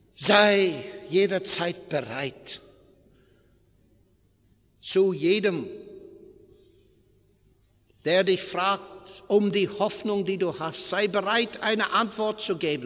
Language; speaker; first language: German; non-native, fluent; English